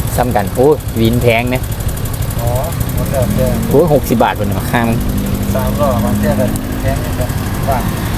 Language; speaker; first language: Thai; native; Thai